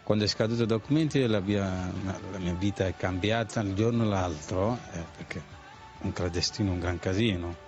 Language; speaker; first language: Italian; non-native, fluent; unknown